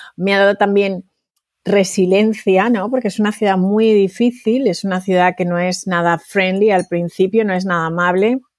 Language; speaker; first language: Spanish; native; Spanish